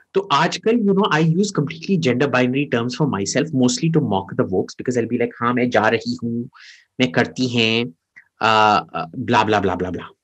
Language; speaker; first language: Hindi; non-native, local second language; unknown